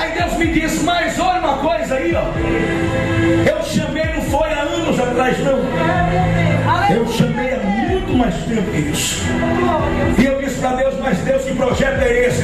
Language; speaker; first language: Portuguese; native; Portuguese